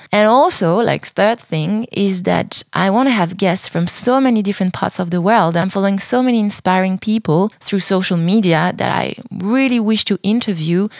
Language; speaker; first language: English; non-native, fluent; French